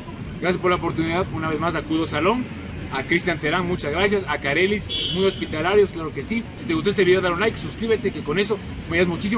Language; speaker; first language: Spanish; native; Spanish